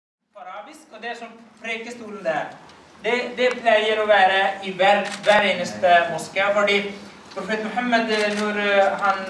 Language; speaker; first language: Norwegian; non-native, fluent; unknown